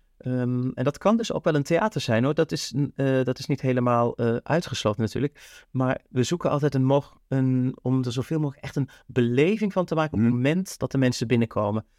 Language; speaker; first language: Dutch; native; Dutch